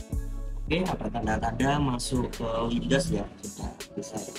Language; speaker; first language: Indonesian; native; Indonesian